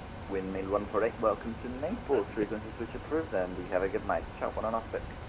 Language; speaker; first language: English; non-native, fluent; Italian